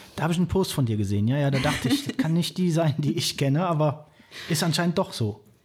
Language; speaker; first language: German; native; German